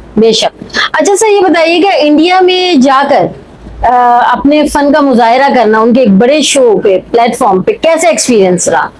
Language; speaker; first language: Urdu; native; Urdu